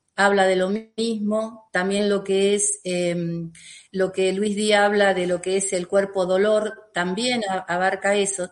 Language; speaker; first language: Spanish; native; Spanish